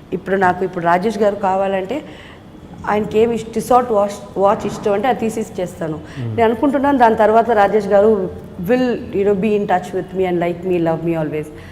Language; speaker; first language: Telugu; native; Telugu